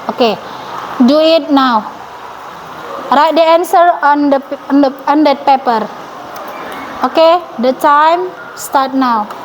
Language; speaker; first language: English; non-native, learner; Indonesian